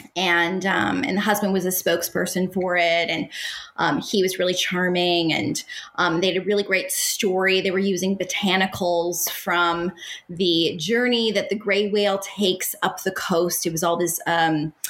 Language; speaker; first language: English; native; English